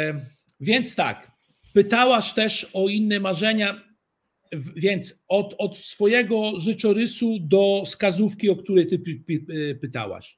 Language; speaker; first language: Polish; early bilingual, heritage; Italian